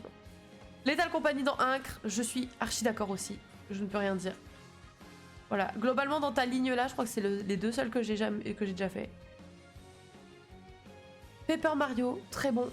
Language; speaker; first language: French; native; French